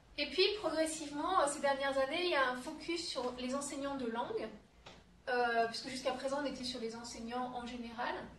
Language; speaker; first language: French; native; French